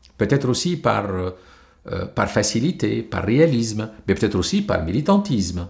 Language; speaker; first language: French; non-native, local second language; Arabic